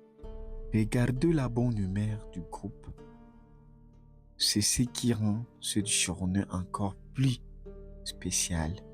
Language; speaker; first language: French; non-native, local second language; Swahili